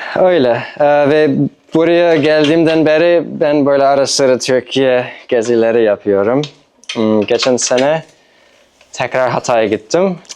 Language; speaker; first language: Turkish; non-native, fluent; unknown